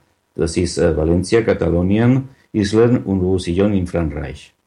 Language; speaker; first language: German; non-native, learner; Catalan